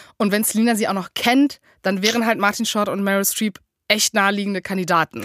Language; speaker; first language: German; native; German